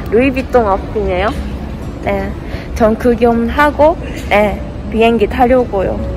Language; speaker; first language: Korean; non-native, fluent; Japanese